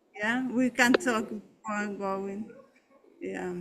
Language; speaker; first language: English; non-native, learner; Portuguese